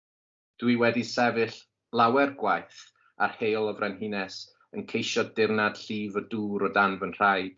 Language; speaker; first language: Welsh; native; Welsh